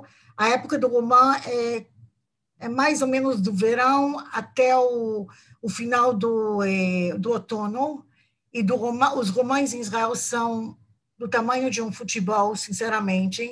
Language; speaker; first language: Portuguese; non-native, fluent; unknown